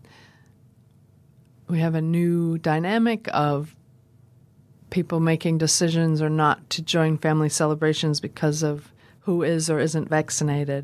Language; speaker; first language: English; native; English